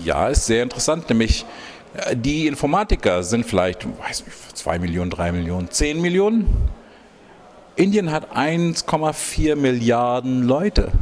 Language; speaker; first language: German; non-native, fluent; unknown